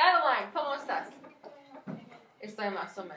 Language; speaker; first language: Spanish; non-native, fluent; English